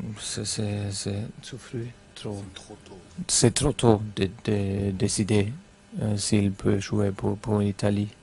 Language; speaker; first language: French; non-native, fluent; German